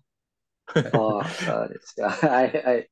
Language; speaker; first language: Japanese; non-native, learner; Indonesian